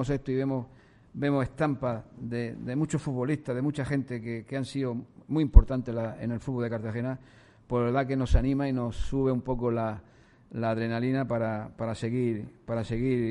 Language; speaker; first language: Spanish; native; Spanish